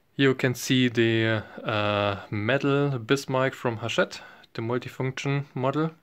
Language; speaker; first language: English; non-native, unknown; German